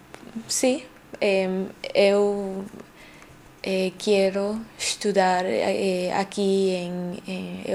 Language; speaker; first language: Portuguese; non-native, learner; Spanish